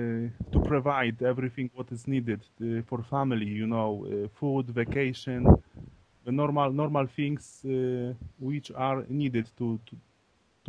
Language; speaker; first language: English; non-native, learner; Polish